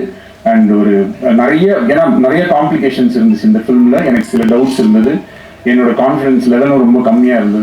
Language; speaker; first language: Tamil; native; Tamil